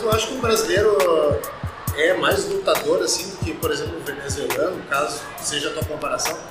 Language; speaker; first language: Portuguese; native; Portuguese